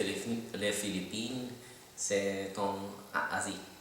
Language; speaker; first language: French; non-native, learner; Filipino